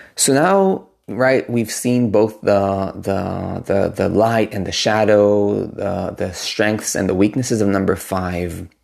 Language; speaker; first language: English; non-native, fluent; Hebrew